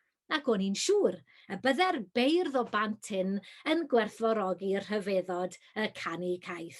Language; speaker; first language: Welsh; native; Welsh